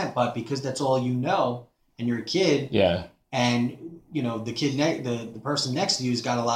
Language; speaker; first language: English; native; English